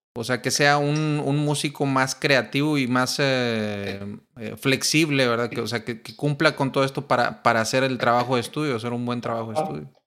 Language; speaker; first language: Spanish; native; Spanish